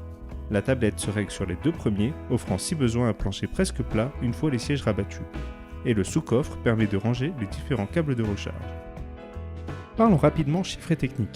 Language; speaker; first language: French; native; French